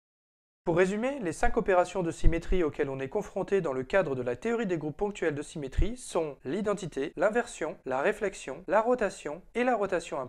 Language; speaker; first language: French; native; French